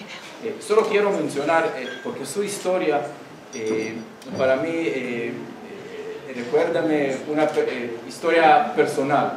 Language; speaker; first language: Spanish; non-native, learner; Hebrew